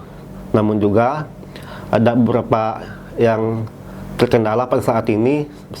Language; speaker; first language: Indonesian; native; Indonesian